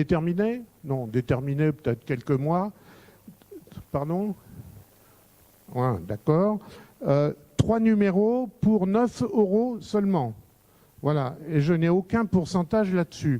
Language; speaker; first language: French; native; French